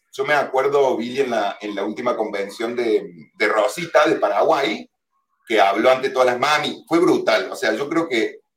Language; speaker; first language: Spanish; native; Spanish